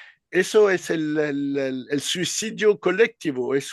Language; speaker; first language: Spanish; non-native, learner; French